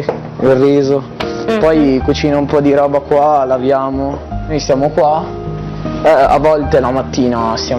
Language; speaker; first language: Italian; early bilingual, other home language; Filipino